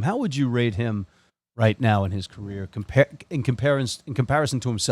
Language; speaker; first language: English; native; English